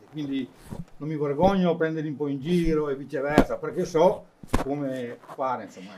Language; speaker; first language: Italian; native; Italian